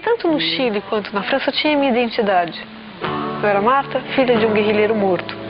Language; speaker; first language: Portuguese; native; Portuguese